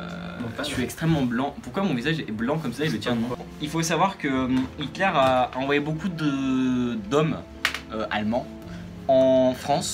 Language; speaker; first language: French; native; French